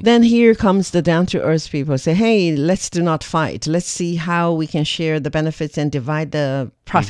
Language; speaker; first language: English; non-native, fluent; Chinese